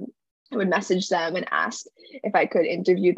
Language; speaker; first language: English; non-native, local second language; Filipino